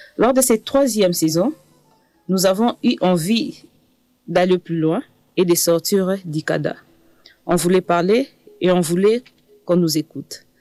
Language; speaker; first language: French; native; French